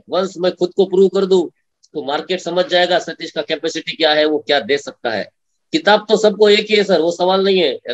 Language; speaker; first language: Hindi; non-native, local second language; Marathi